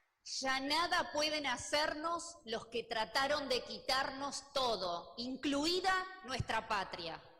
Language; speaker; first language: Spanish; native; Spanish